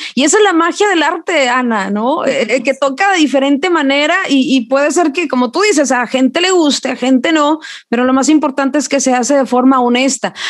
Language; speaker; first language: Spanish; native; Spanish